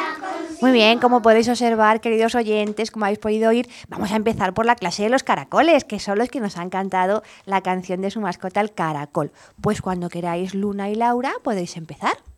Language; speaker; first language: Spanish; native; Spanish